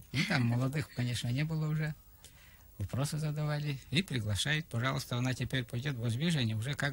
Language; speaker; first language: Russian; native; Russian